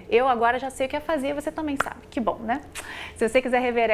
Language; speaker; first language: Portuguese; native; Portuguese